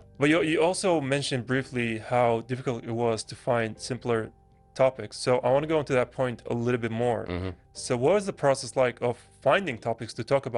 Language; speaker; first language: English; non-native, fluent; Arabic